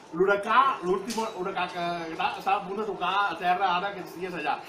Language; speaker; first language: Catalan; native; Catalan